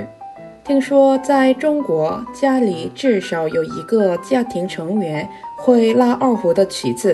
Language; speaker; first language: Chinese; non-native, fluent; Korean